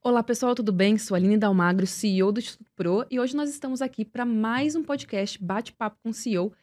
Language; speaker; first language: Portuguese; native; Portuguese